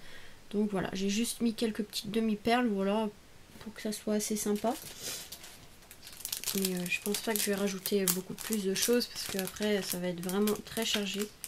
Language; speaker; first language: French; native; French